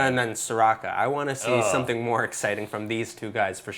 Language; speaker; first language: English; native; English